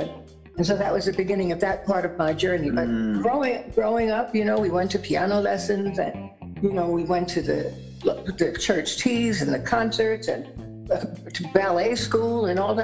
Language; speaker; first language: English; native; English